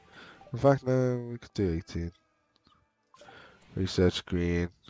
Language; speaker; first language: English; native; English